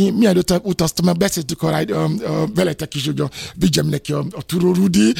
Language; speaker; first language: Hungarian; non-native, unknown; Yoruba